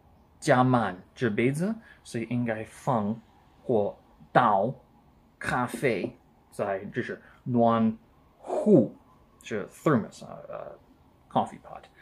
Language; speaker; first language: Chinese; non-native, learner; English